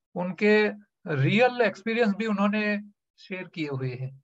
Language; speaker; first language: Hindi; non-native, local second language; Gujarati